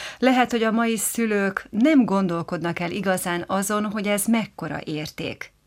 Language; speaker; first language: Hungarian; native; Hungarian